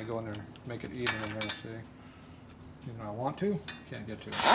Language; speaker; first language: English; native; English